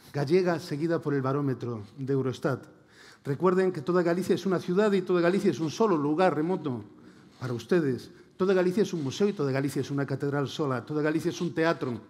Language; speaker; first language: Spanish; native; Spanish